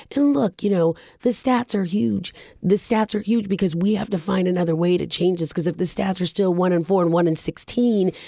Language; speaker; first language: English; early bilingual, other home language; Japanese